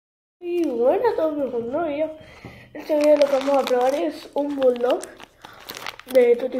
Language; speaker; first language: Spanish; native; Spanish